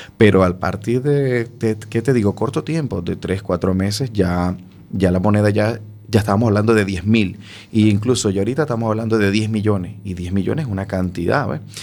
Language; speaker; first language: Spanish; native; Spanish